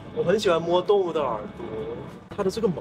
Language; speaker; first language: Chinese; native; Chinese